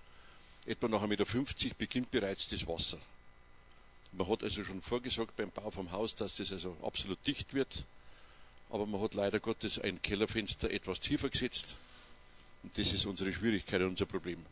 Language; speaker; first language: German; native; German